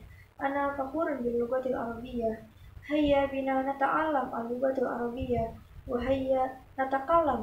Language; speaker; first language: Arabic; non-native, learner; Indonesian